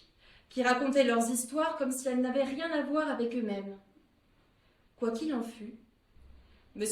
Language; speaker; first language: French; native; French